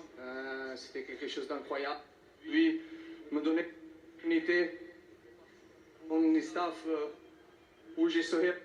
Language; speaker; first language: French; non-native, fluent; Portuguese